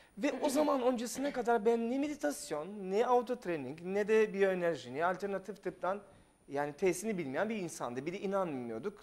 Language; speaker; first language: Turkish; non-native, fluent; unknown